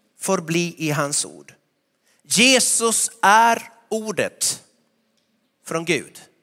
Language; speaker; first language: Swedish; non-native, fluent; Spanish